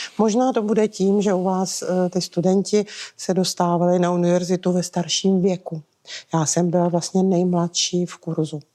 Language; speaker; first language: Czech; non-native, fluent; Russian